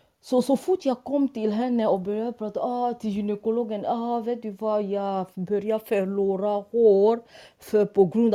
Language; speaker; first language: Swedish; non-native, fluent; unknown